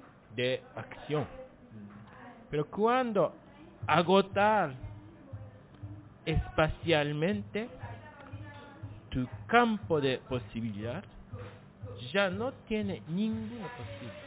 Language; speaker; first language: Spanish; non-native, learner; Japanese